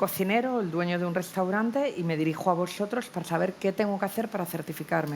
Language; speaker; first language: Spanish; native; Spanish